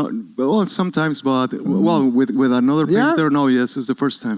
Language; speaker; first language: English; non-native, learner; Spanish